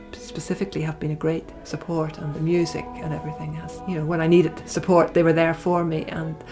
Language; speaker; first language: English; native; English